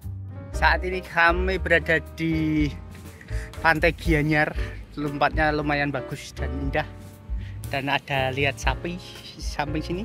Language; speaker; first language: Indonesian; native; Indonesian